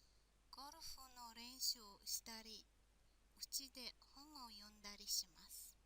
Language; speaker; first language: Japanese; non-native, fluent; Mongolian